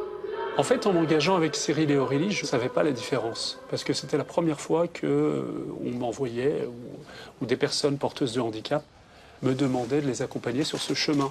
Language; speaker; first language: French; native; French